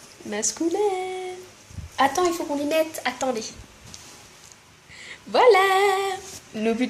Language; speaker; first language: French; native; French